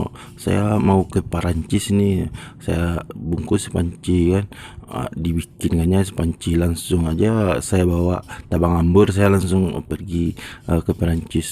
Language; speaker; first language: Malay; non-native, local second language; Minangkabau